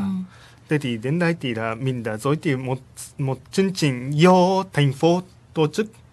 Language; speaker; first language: Vietnamese; non-native, learner; Japanese